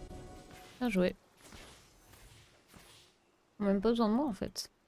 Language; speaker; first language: French; native; French